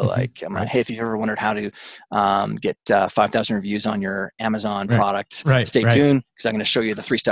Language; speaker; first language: English; native; English